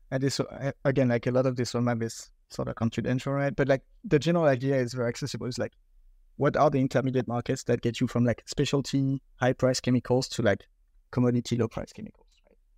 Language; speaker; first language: English; non-native, fluent; French